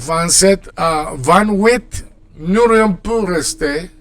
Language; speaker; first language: French; non-native, fluent; Spanish